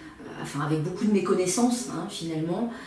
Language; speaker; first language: French; native; French